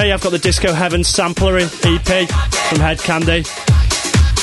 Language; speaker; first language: English; native; English